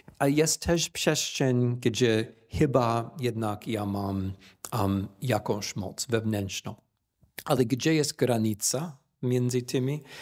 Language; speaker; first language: Polish; non-native, fluent; English